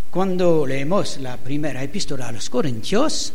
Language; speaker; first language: Spanish; non-native, learner; French